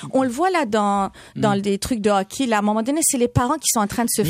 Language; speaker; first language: French; early bilingual, other home language; Persian